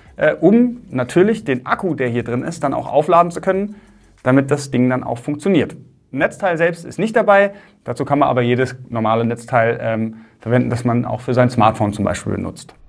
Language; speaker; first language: German; native; German